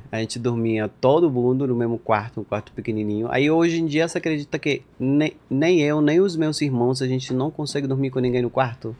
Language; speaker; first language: Portuguese; non-native, fluent; Spanish